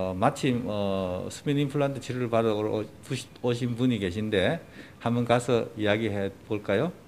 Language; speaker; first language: Korean; native; Korean